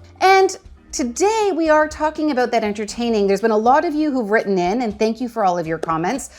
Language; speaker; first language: English; native; English